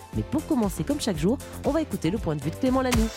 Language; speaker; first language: French; native; French